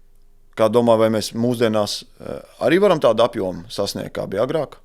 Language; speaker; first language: Latvian; native; Latvian